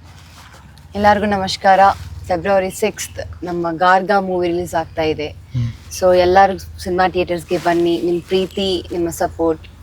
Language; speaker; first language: Kannada; non-native, learner; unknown